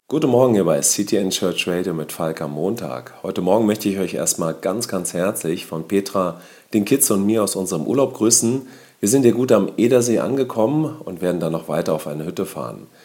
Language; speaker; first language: German; native; German